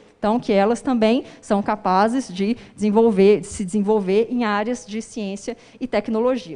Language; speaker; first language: Portuguese; native; Portuguese